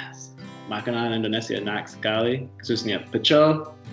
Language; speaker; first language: Indonesian; non-native, learner; English